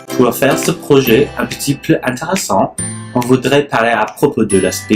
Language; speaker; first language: French; non-native, learner; English